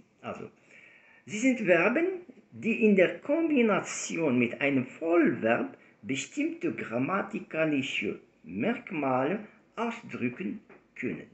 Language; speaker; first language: German; non-native, fluent; Arabic